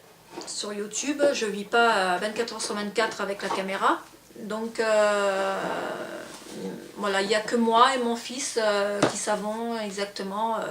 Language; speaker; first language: French; native; French